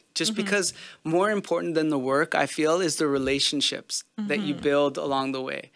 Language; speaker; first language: English; early bilingual, other home language; Punjabi